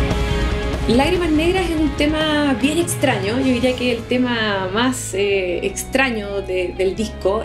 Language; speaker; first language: Spanish; native; Spanish